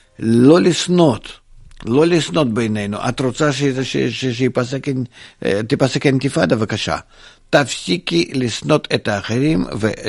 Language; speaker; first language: Hebrew; non-native, fluent; Russian